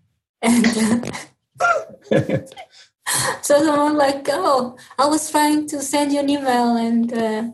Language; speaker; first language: English; early bilingual, other home language; Portuguese